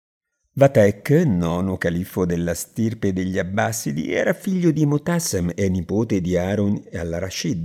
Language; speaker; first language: Italian; native; Italian